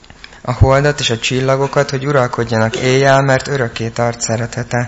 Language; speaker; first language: Hungarian; native; Hungarian